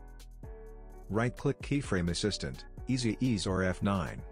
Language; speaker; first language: English; non-native, fluent; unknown